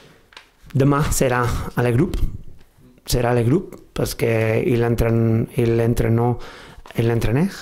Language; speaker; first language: French; non-native, fluent; Spanish